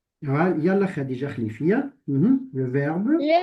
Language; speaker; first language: French; non-native, local second language; Arabic